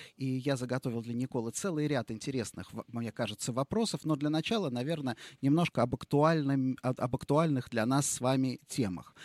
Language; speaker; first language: Russian; native; Russian